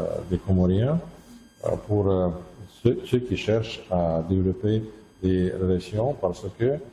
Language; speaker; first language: French; non-native, fluent; Russian